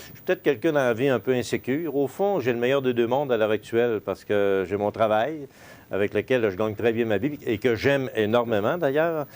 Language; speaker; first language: French; native; French